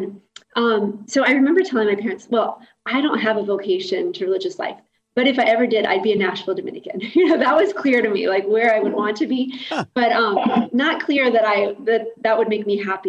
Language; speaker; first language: English; native; English